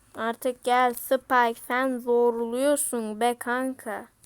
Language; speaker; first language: Turkish; native; Turkish